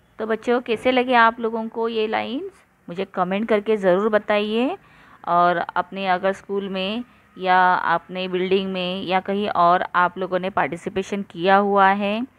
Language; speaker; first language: Hindi; non-native, local second language; Marathi